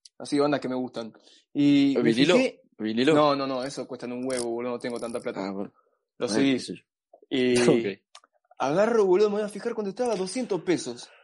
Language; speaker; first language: Spanish; native; Spanish